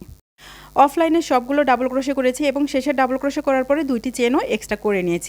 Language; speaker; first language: Bangla; native; Bangla